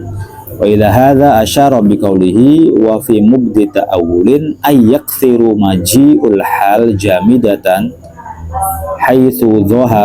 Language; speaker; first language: Arabic; non-native, fluent; Javanese